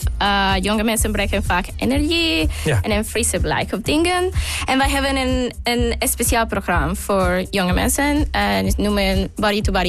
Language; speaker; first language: Dutch; non-native, fluent; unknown